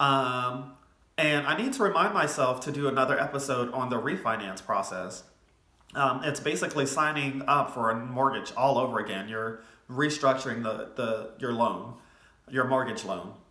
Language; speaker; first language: English; native; English